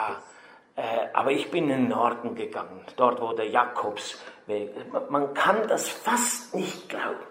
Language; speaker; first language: German; native; German